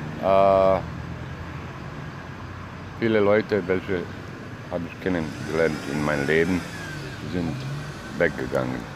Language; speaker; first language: German; non-native, learner; Bosnian